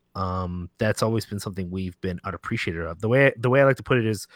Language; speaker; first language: English; early bilingual, other home language; Spanish